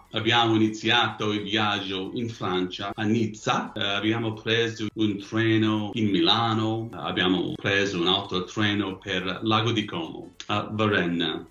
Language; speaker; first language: Italian; non-native, fluent; English